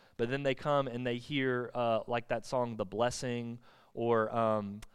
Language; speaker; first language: English; native; English